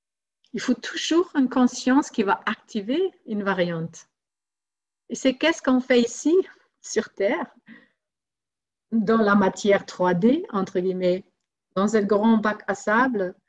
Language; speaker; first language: French; non-native, fluent; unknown